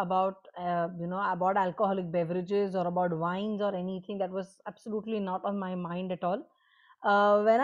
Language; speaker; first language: English; non-native, local second language; Marathi